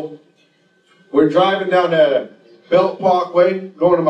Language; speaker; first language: English; native; English